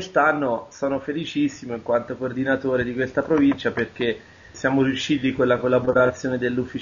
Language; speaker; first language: Italian; native; Italian